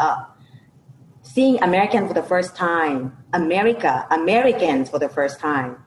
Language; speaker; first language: English; non-native, fluent; Lao